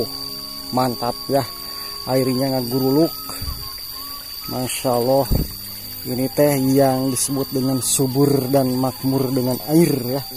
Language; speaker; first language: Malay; non-native, local second language; Sundanese